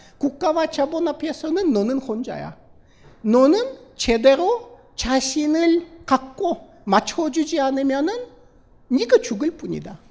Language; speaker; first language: Korean; non-native, fluent; Russian